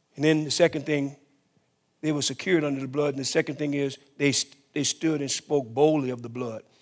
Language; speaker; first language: English; native; English